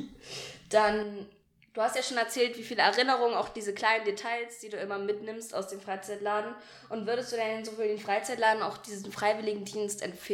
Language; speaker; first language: German; native; German